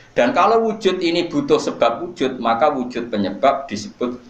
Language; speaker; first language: Malay; non-native, local second language; Javanese